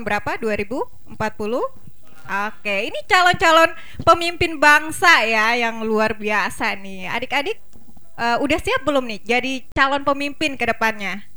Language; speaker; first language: Indonesian; native; Indonesian